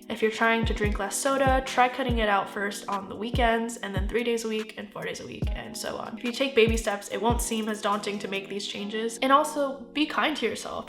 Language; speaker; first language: English; native; English